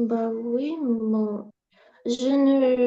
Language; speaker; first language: French; non-native, learner; Ukrainian